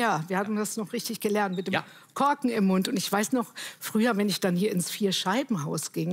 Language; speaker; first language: German; native; German